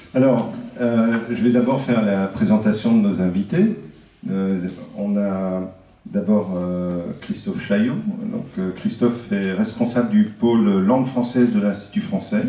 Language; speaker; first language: French; native; French